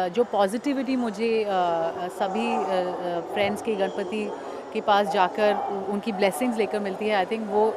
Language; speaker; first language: Hindi; native; Hindi